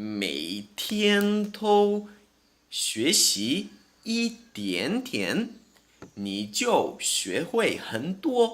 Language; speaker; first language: Chinese; non-native, learner; Portuguese